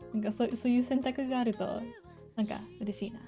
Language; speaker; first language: Japanese; non-native, fluent; English